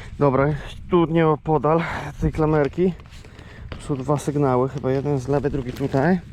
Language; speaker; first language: Polish; native; Polish